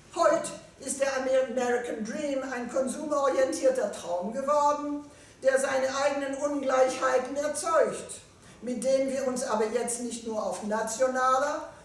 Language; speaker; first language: German; non-native, fluent; French